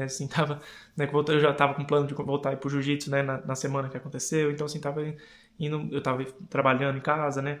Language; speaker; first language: Portuguese; native; Portuguese